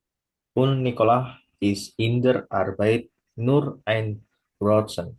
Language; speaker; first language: German; non-native, learner; Indonesian